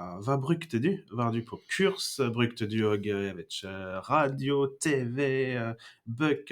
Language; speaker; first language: Norwegian; non-native, fluent; French